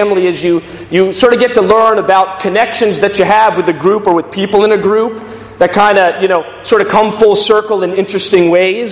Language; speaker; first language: English; native; English